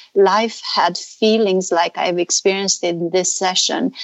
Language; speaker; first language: English; non-native, fluent; Romanian